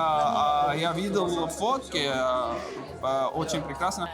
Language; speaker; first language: Russian; non-native, learner; Arabic